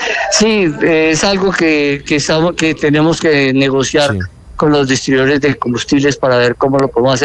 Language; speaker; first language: Spanish; native; Spanish